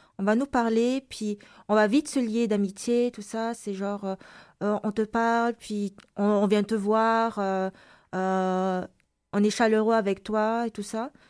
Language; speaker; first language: French; non-native, local second language; Malagasy